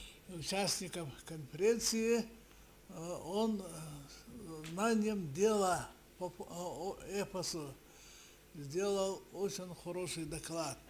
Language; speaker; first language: Russian; non-native, local second language; Yakut